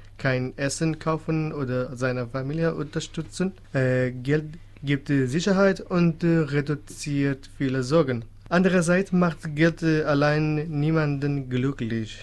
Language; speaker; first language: German; non-native, fluent; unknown